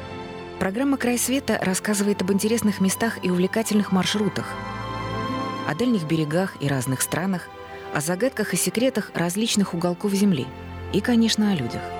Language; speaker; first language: Russian; native; Russian